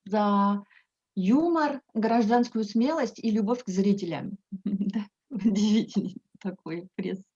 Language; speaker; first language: Russian; non-native, fluent; French